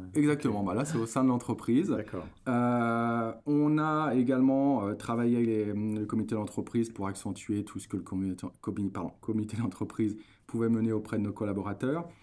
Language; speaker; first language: French; native; French